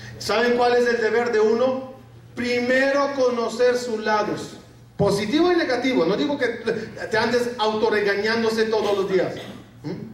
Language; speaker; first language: Spanish; non-native, fluent; Arabic